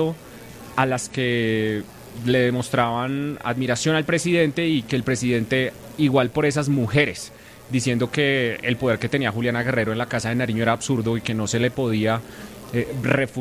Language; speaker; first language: Spanish; native; Spanish